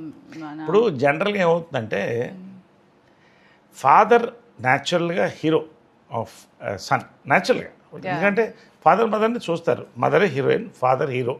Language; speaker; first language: Telugu; native; Telugu